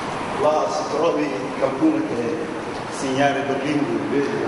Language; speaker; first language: Italian; non-native, learner; Somali